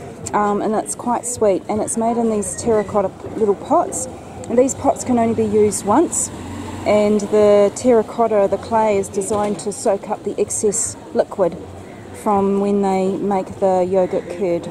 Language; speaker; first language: English; native; English